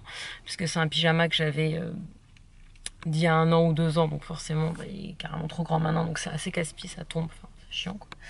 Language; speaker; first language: French; native; French